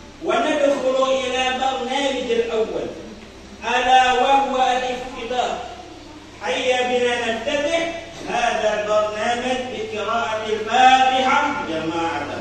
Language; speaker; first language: Arabic; non-native, learner; Indonesian